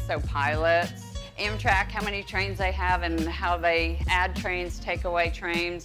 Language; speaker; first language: English; native; English